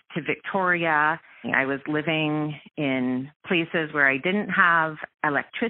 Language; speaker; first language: English; native; English